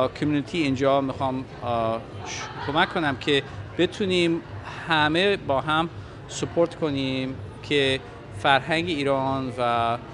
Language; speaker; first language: Persian; non-native, fluent; English